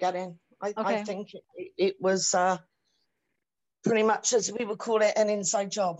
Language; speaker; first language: English; native; English